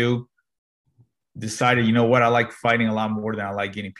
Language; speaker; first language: English; native; English